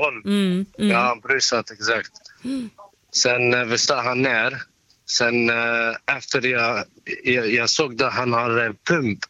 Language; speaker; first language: Swedish; non-native, fluent; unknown